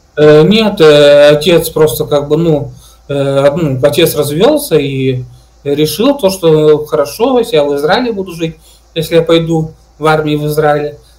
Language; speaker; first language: Russian; native; Russian